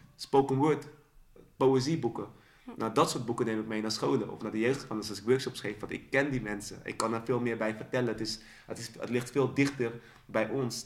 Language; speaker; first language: Dutch; early bilingual, other home language; Sranan Tongo